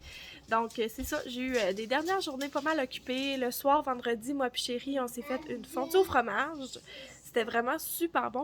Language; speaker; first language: French; native; French